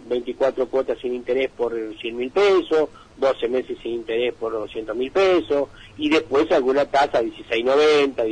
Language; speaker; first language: Spanish; native; Spanish